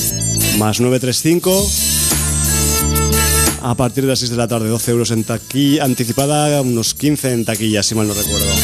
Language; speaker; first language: Spanish; native; Spanish